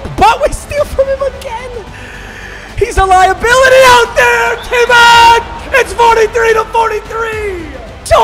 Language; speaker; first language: English; native; English